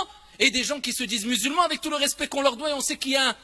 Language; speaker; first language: French; early bilingual, other home language; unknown